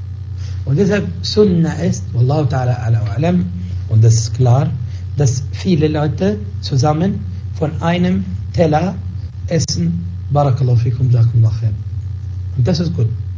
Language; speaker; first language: German; non-native, fluent; Arabic